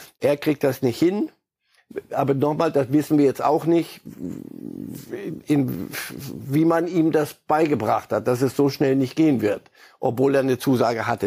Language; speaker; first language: German; native; German